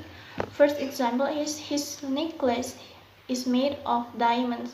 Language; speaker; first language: English; non-native, learner; Indonesian